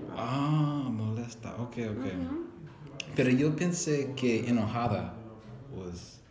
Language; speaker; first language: Spanish; non-native, fluent; English